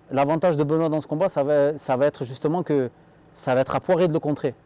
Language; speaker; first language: French; native; French